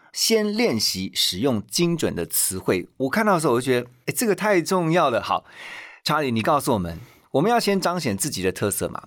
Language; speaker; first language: Chinese; native; Chinese